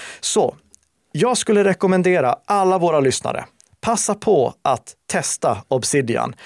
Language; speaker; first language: Swedish; native; Swedish